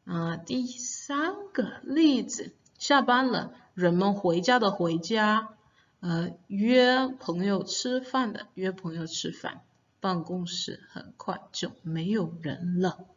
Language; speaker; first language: Chinese; non-native, fluent; English